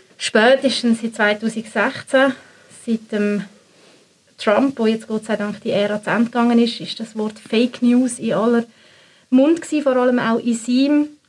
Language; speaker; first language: German; native; German